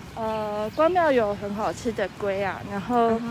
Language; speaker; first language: Chinese; native; Chinese